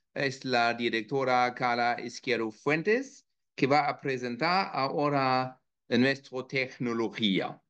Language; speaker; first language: Spanish; non-native, learner; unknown